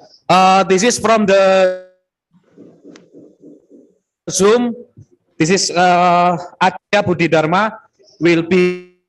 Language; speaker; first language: English; non-native, learner; Indonesian